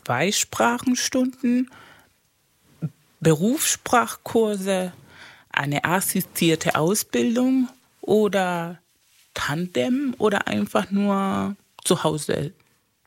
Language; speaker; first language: German; non-native, fluent; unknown